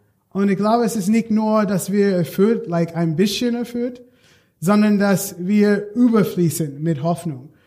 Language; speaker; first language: German; non-native, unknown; English